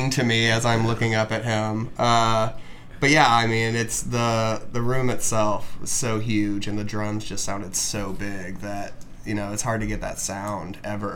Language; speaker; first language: English; native; English